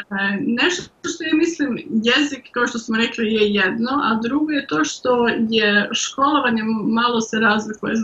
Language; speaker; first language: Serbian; early bilingual, heritage; Serbian